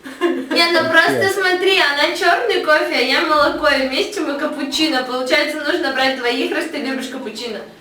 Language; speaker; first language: Russian; native; Russian